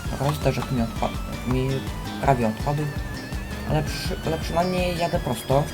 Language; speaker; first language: Polish; native; Polish